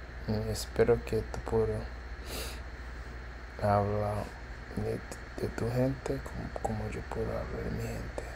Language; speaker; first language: Spanish; early bilingual, heritage; English